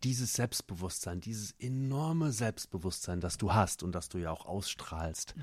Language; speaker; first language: German; native; German